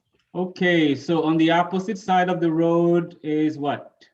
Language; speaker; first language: English; native; English